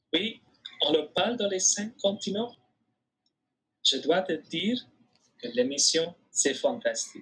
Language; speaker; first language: French; non-native, fluent; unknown